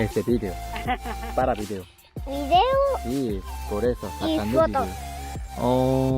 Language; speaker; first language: Spanish; non-native, learner; Korean